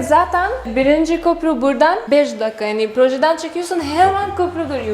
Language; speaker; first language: Turkish; non-native, learner; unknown